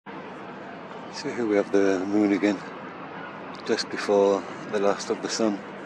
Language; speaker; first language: English; early bilingual, other home language; Spanish